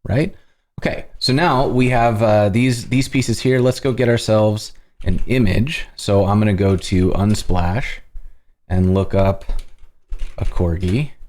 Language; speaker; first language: English; native; English